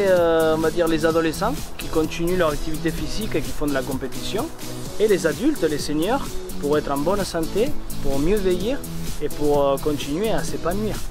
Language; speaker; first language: French; native; French